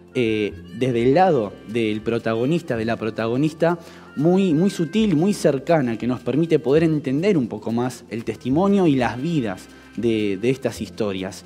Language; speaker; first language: Spanish; native; Spanish